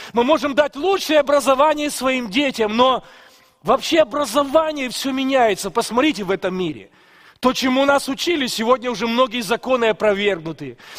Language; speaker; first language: Russian; native; Russian